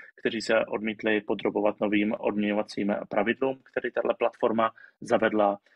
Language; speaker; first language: Czech; native; Czech